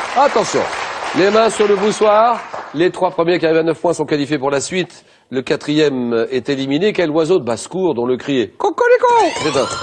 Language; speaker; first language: French; native; French